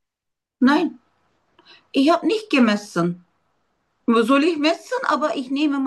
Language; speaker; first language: German; non-native, learner; Turkish